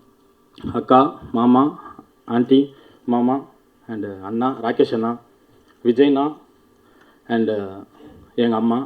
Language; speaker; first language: Tamil; early bilingual, heritage; Tamil